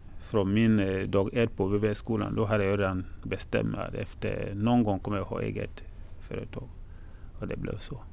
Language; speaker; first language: Swedish; non-native, fluent; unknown